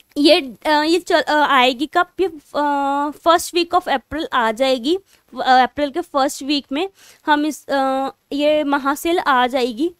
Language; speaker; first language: Hindi; non-native, local second language; Punjabi